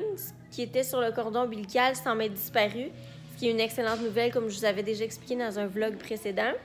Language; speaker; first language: French; native; French